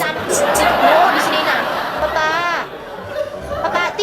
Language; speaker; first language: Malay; non-native, learner; Vietnamese